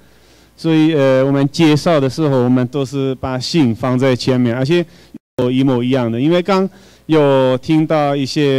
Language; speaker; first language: Chinese; non-native, fluent; Hungarian